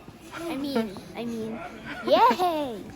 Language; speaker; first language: English; native; English